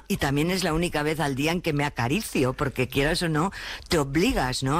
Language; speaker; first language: Spanish; native; Spanish